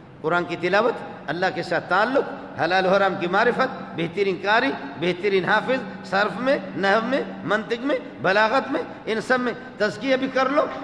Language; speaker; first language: Urdu; non-native, local second language; Baluchi